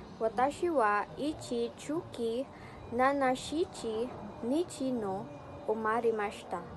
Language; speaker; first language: Japanese; non-native, learner; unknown